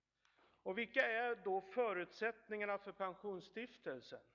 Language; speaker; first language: Swedish; native; Swedish